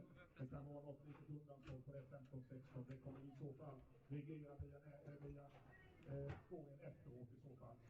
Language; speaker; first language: Swedish; native; Swedish